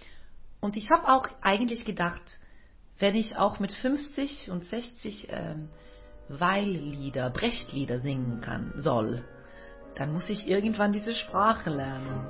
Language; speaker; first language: German; non-native, fluent; Norwegian